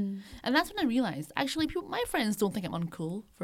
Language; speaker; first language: English; native; English